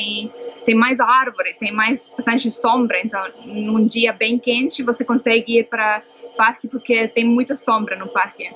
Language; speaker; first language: Portuguese; non-native, fluent; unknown